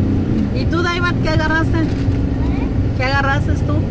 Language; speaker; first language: Spanish; native; Spanish